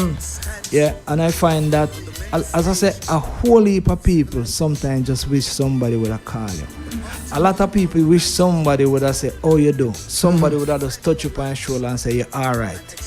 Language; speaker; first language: English; native; English